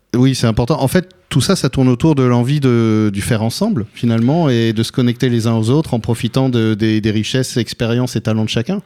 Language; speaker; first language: French; native; French